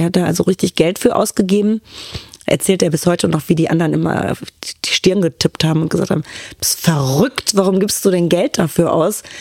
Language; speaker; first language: German; early bilingual, other home language; Turkish